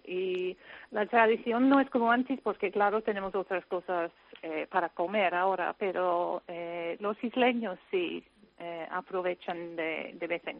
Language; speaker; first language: Spanish; non-native, fluent; English